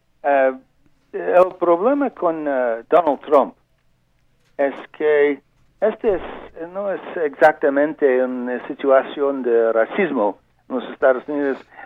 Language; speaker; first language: Spanish; non-native, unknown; English